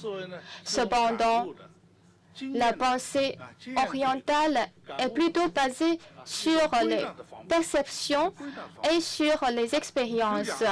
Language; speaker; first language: French; non-native, fluent; Chinese